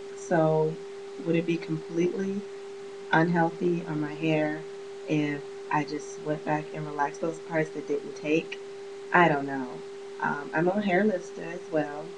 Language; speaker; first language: English; native; English